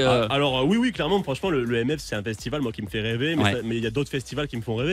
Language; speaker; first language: French; native; French